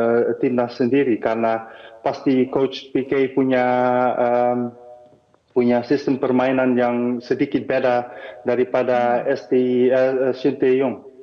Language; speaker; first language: Indonesian; non-native, fluent; Dutch